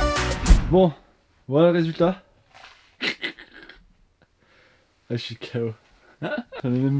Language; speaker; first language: French; native; French